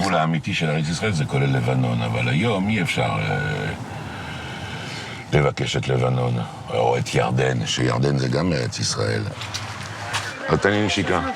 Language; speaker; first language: Hebrew; non-native, fluent; French